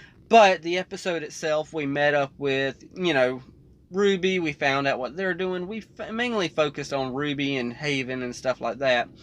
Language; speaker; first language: English; native; English